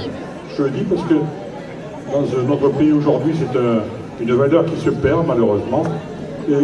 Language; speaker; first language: French; native; French